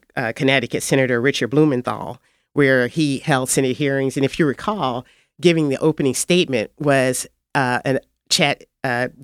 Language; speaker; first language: English; native; English